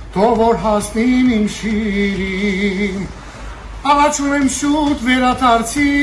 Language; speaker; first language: Armenian; early bilingual, heritage; Armenian